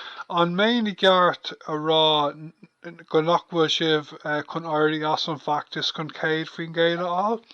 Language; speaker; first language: Irish; non-native, local second language; English